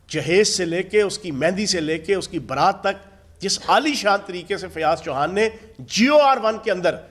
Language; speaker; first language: Urdu; native; Urdu